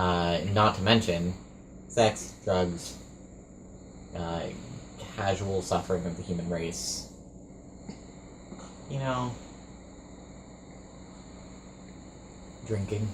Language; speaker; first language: English; native; English